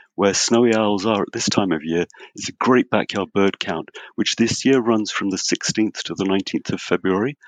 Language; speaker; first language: English; native; English